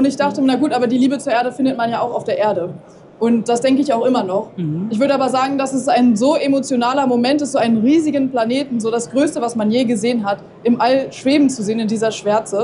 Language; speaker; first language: German; native; German